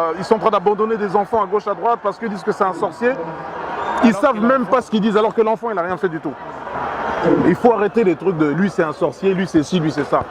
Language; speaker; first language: French; early bilingual, other home language; Lingala